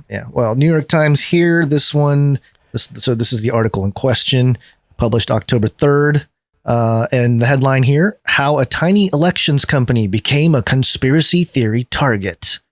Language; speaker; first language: English; native; English